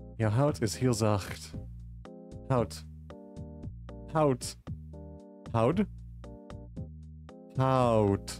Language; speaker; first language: Dutch; non-native, learner; English